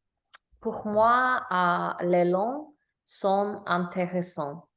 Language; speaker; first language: French; non-native, learner; English